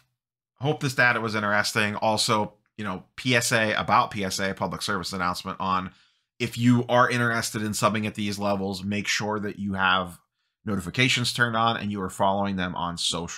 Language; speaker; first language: English; native; English